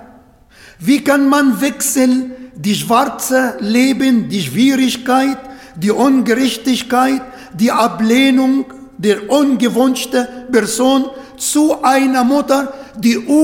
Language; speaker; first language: German; non-native, fluent; Arabic